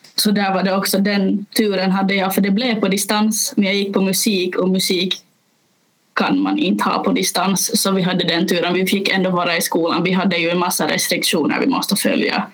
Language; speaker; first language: Swedish; native; Swedish